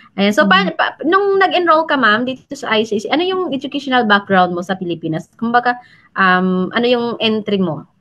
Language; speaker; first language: Filipino; native; Filipino